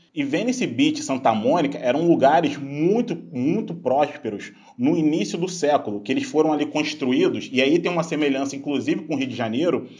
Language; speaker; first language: Portuguese; native; Portuguese